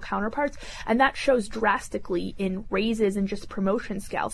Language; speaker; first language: English; native; English